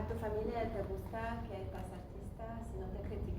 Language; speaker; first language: Spanish; non-native, learner; Russian